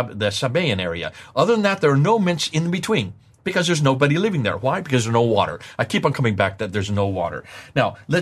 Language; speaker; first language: English; native; English